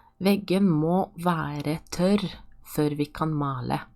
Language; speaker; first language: Norwegian; non-native, fluent; Polish